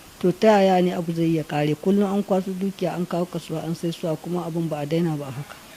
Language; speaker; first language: Hausa; non-native, local second language; Fula